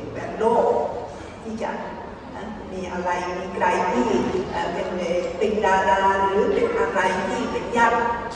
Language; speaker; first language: Thai; non-native, fluent; Spanish